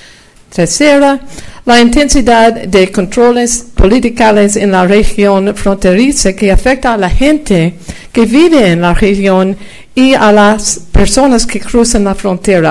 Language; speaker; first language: Spanish; non-native, fluent; English